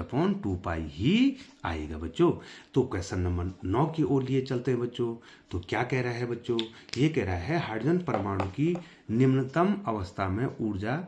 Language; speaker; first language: Hindi; native; Hindi